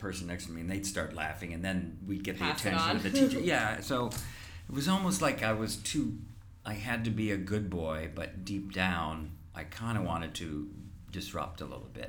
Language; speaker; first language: English; native; English